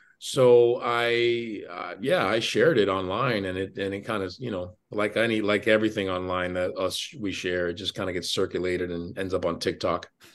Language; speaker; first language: English; native; English